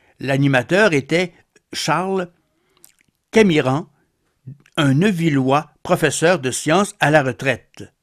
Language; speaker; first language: French; native; French